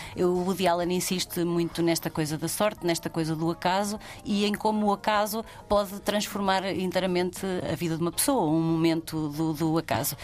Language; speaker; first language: Portuguese; native; Portuguese